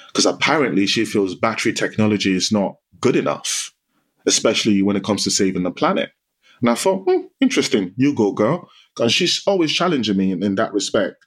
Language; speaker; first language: English; non-native, local second language; Yoruba